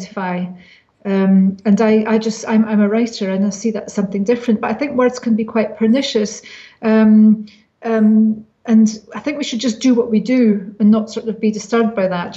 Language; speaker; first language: English; native; English